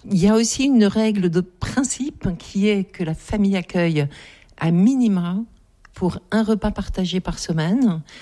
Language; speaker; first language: French; native; French